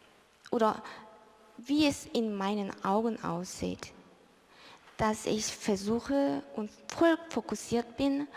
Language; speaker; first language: German; early bilingual, other home language; Korean